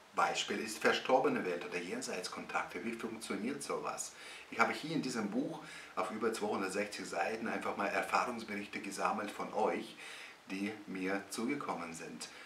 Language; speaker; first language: German; non-native, fluent; Russian